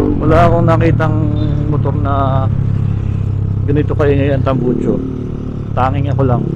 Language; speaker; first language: Filipino; native; Filipino